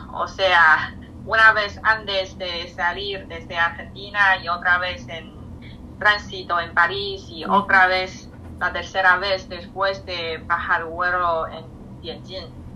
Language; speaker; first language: Spanish; non-native, fluent; Chinese